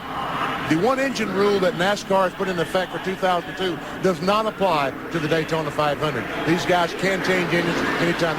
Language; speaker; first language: English; native; English